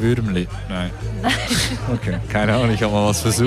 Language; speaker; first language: German; native; German